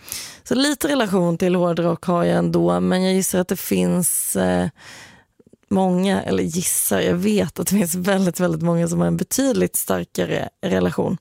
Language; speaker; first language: Swedish; native; Swedish